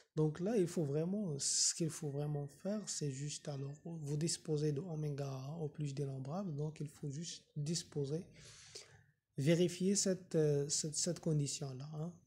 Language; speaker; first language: French; non-native, local second language; Arabic